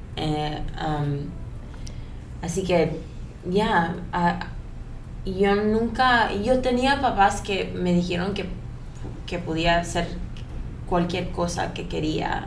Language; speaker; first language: Spanish; early bilingual, heritage; Spanish